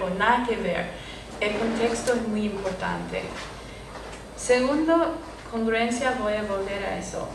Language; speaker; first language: Spanish; non-native, fluent; English